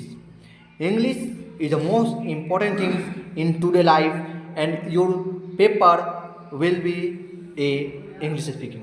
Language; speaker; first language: English; non-native, learner; Hindi